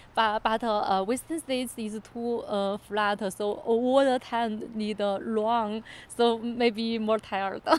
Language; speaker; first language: English; non-native, learner; Chinese